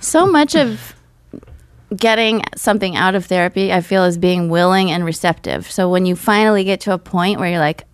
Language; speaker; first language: English; early bilingual, other home language; Russian